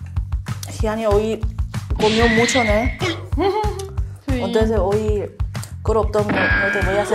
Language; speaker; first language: Spanish; non-native, learner; Korean